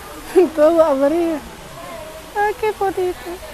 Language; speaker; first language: Spanish; non-native, learner; Somali